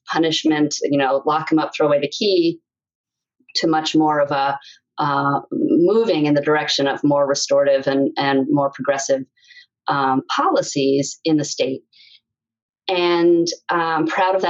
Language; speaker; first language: English; native; English